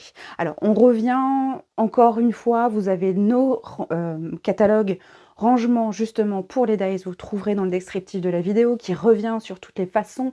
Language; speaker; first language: French; native; French